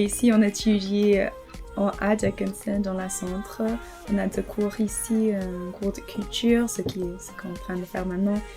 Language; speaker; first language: French; non-native, learner; English